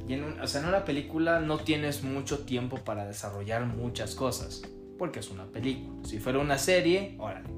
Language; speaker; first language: Spanish; native; Spanish